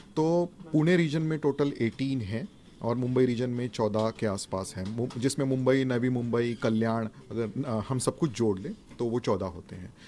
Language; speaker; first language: Hindi; non-native, local second language; Marathi